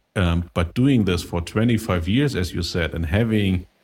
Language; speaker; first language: English; non-native, fluent; German